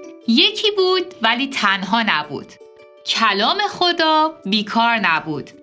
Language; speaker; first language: Persian; native; Persian